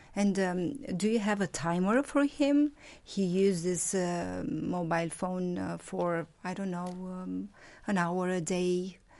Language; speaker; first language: English; non-native, fluent; Romanian